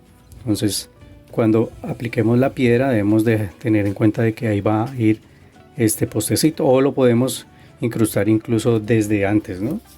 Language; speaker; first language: Spanish; native; Spanish